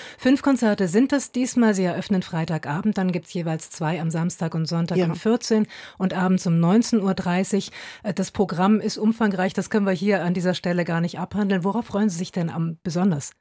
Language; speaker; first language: German; native; German